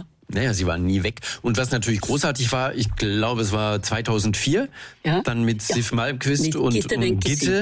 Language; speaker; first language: German; native; German